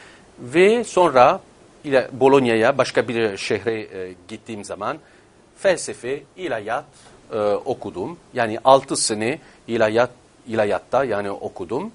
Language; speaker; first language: Turkish; non-native, fluent; Italian